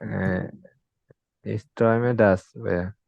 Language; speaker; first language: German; non-native, learner; Bangla